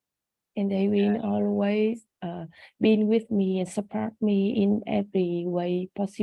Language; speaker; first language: English; non-native, learner; Vietnamese